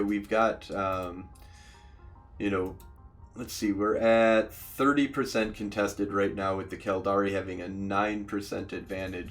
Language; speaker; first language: English; native; English